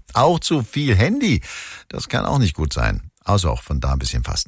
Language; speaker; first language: German; native; German